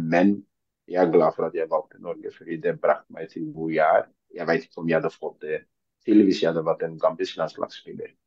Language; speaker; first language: Norwegian; early bilingual, other home language; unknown